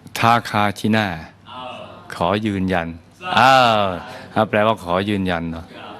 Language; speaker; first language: Thai; native; Thai